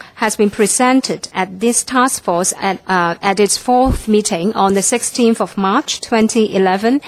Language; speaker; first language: English; non-native, local second language; Cantonese